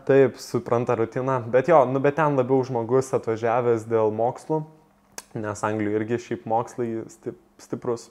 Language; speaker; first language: Lithuanian; native; Lithuanian